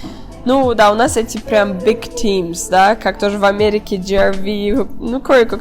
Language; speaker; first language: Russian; early bilingual, heritage; Russian